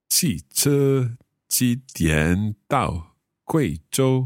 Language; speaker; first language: Chinese; non-native, learner; English